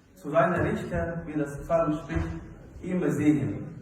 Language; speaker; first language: German; non-native, fluent; Arabic